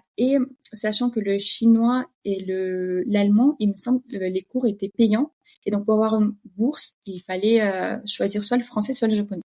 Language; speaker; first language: French; non-native, fluent; Russian